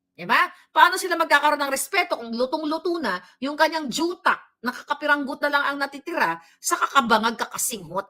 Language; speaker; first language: Filipino; non-native, local second language; Cebuano